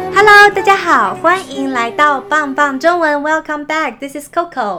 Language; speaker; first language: Chinese; native; Chinese